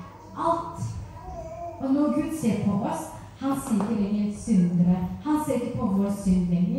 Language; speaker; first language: Norwegian; non-native, fluent; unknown